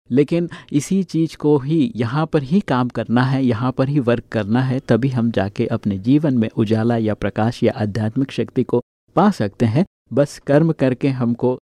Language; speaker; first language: Hindi; native; Hindi